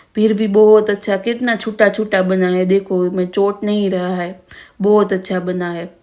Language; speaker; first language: Hindi; non-native, local second language; Gujarati